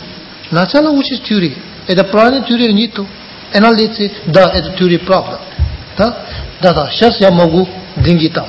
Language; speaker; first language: Russian; non-native, learner; Tibetan